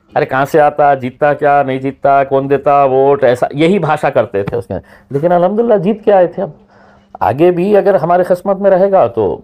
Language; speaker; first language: Hindi; native; Hindi